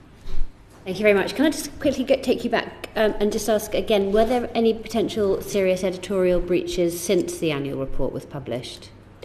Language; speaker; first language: English; native; English